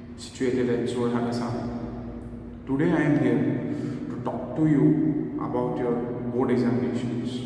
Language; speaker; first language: English; non-native, local second language; Assamese